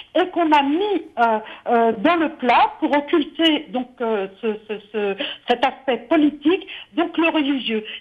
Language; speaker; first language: French; native; French